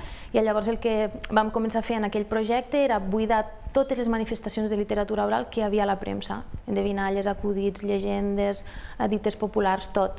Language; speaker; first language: Catalan; native; Catalan